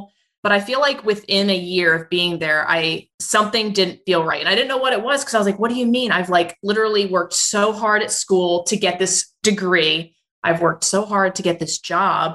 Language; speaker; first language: English; native; English